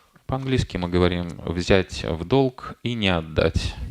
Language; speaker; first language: Russian; native; Russian